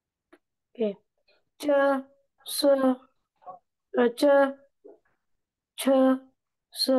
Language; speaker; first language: Chinese; non-native, learner; Indonesian